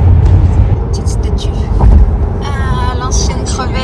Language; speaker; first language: French; native; French